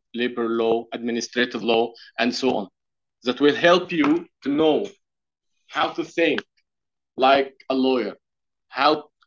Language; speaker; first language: English; non-native, learner; Arabic